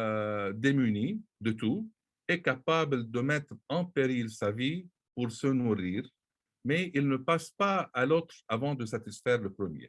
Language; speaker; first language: French; non-native, local second language; Arabic